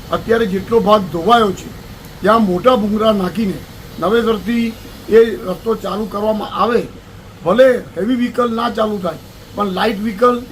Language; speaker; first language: Gujarati; native; Gujarati